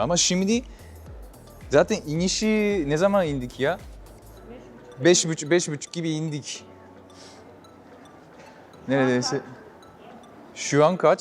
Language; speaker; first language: Turkish; non-native, fluent; Japanese